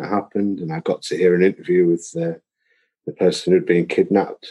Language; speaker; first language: English; native; English